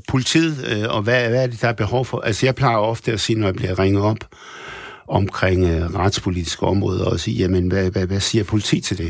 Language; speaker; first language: Danish; early bilingual, other home language; Arabic